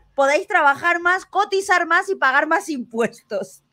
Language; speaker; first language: Spanish; native; Spanish